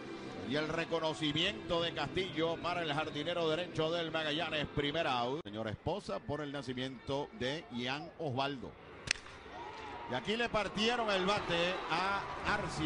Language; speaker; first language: Spanish; native; Spanish